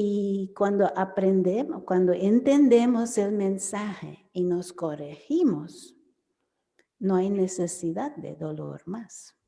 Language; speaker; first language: Spanish; non-native, fluent; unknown